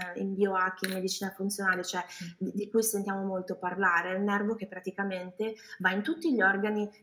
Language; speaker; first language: Italian; native; Italian